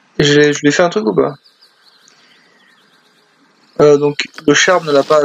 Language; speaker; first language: French; native; French